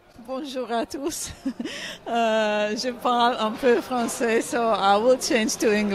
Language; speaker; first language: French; non-native, learner; Hungarian